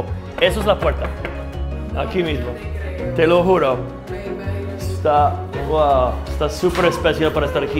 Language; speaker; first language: Spanish; non-native, fluent; English